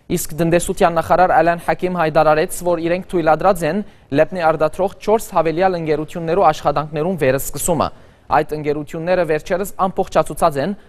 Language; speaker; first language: Armenian; early bilingual, heritage; Armenian